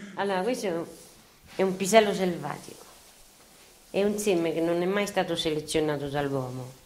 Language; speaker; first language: Italian; native; Italian